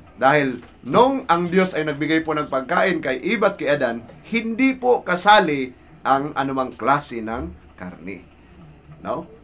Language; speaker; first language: Filipino; non-native, local second language; Cebuano